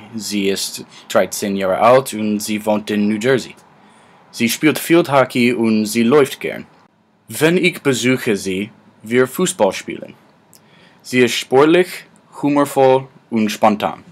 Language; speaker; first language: German; non-native, learner; English